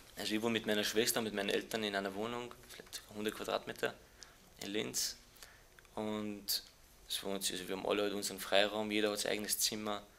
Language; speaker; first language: German; early bilingual, other home language; Bosnian